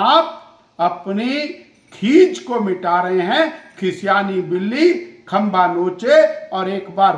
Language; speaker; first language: Hindi; native; Hindi